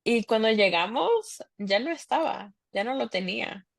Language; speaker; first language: Spanish; early bilingual, heritage; Spanish